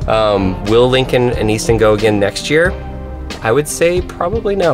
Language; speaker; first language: English; native; English